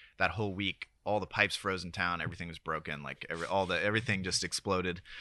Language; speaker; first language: English; native; English